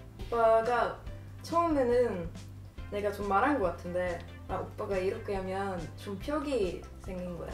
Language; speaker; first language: Korean; non-native, fluent; Swedish